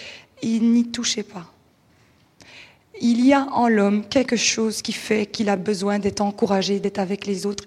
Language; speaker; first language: French; native; French